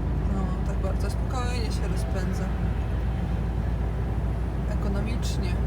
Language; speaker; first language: Polish; native; Polish